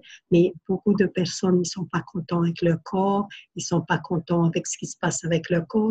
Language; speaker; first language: French; non-native, fluent; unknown